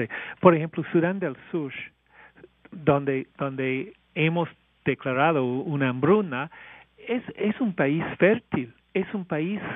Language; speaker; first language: Spanish; non-native, fluent; English